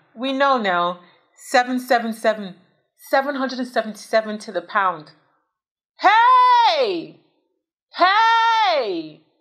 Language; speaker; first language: English; native; English